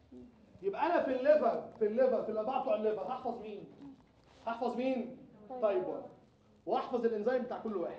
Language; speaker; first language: Arabic; native; Arabic